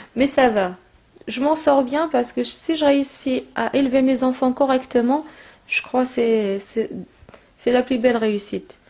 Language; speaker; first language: French; non-native, local second language; Arabic